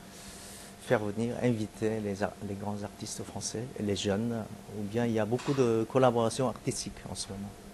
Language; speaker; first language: French; non-native, fluent; Korean